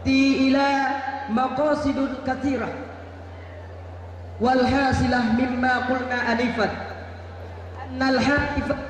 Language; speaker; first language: Arabic; non-native, learner; Achinese